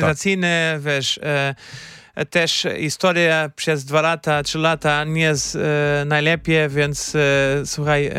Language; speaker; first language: Polish; non-native, fluent; Portuguese